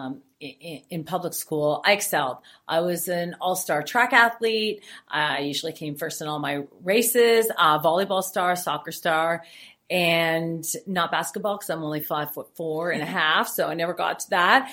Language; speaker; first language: English; native; English